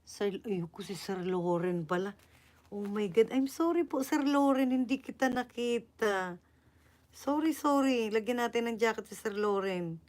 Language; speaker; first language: Filipino; non-native, local second language; Iloko